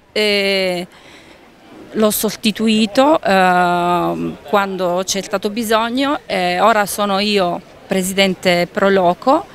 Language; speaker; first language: Italian; native; Italian